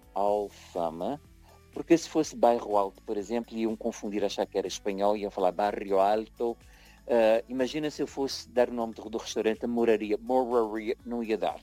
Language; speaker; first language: Portuguese; early bilingual, heritage; Portuguese